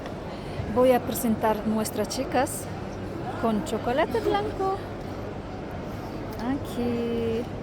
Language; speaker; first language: Spanish; non-native, learner; Turkmen